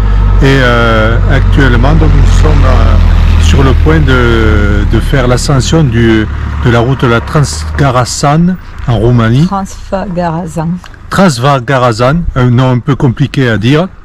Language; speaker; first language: French; native; French